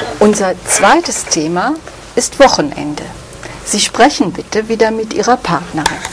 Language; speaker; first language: German; native; German